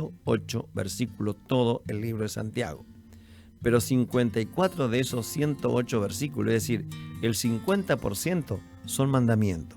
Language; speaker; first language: Spanish; native; Spanish